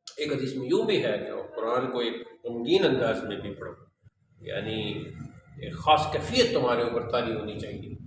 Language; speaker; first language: Urdu; native; Urdu